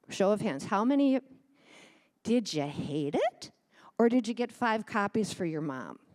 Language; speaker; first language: English; native; English